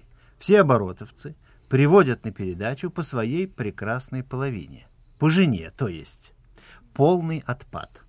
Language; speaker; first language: Russian; native; Russian